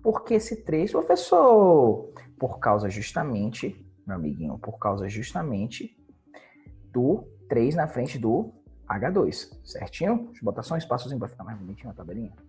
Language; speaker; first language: Portuguese; native; Portuguese